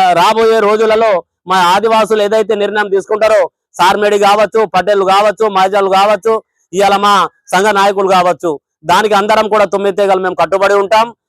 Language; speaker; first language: Telugu; non-native, local second language; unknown